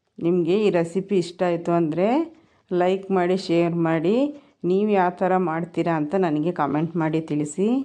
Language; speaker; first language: Kannada; native; Kannada